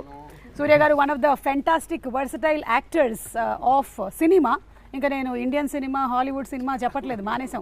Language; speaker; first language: Telugu; native; Telugu